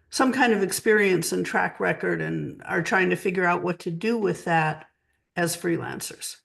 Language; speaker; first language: English; native; English